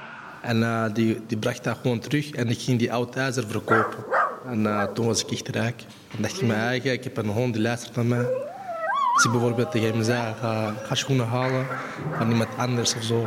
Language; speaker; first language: Dutch; early bilingual, other home language; Bosnian